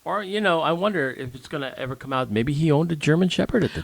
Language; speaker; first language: English; native; English